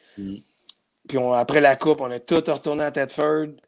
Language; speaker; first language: French; native; French